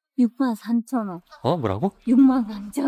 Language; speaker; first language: Korean; non-native, learner; Japanese